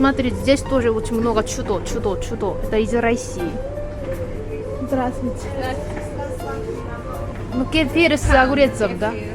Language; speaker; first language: Russian; non-native, learner; Korean